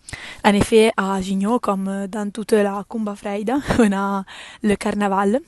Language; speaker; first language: French; non-native, local second language; Italian